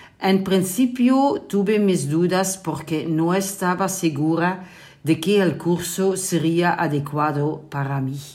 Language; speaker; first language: Spanish; non-native, fluent; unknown